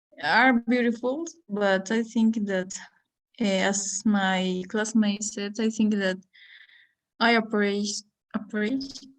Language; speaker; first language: English; non-native, learner; Spanish